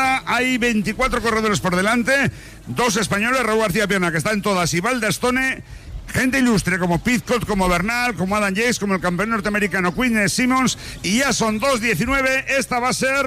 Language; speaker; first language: Spanish; native; Spanish